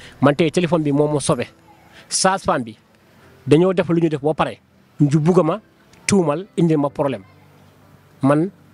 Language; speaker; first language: Wolof; non-native, local second language; Fula